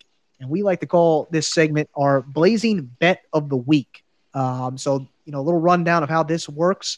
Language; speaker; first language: English; native; English